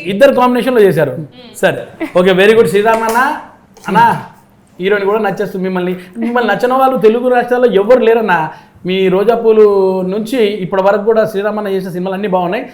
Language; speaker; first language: Telugu; native; Telugu